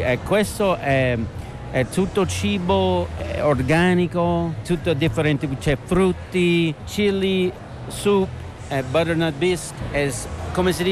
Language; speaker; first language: Italian; non-native, learner; English